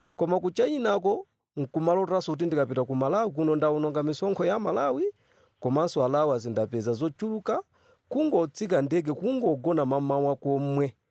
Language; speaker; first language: Nyanja; non-native, local second language; Yao